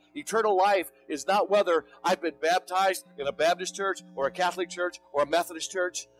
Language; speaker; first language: English; native; English